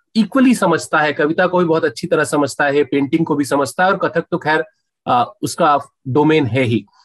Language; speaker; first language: Hindi; native; Hindi